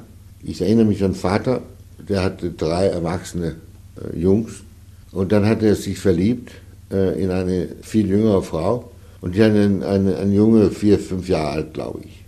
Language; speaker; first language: German; non-native, fluent; Danish